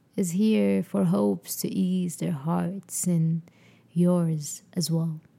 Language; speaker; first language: English; non-native, fluent; Arabic